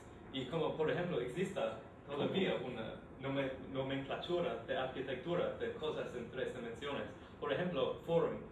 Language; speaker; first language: Spanish; non-native, learner; English